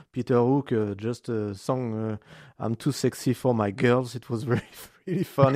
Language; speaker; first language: English; non-native, learner; French